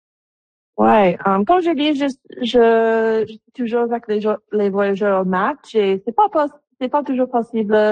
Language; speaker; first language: French; non-native, local second language; English